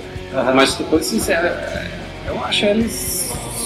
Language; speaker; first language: Portuguese; non-native, learner; Norwegian